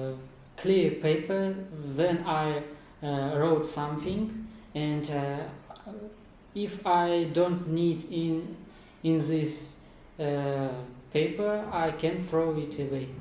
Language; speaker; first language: English; non-native, learner; Kazakh